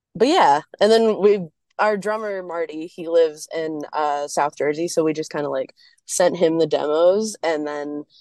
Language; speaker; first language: English; native; English